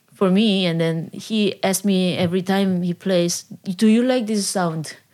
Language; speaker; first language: English; non-native, learner; Korean